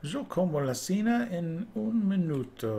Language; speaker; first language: Spanish; non-native, learner; English